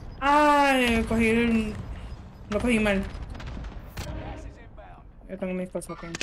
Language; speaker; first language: Spanish; early bilingual, other home language; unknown